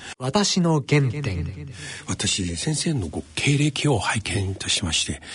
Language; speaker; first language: Japanese; non-native, fluent; Chinese